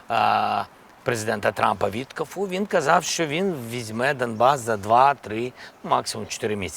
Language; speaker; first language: Ukrainian; non-native, local second language; Russian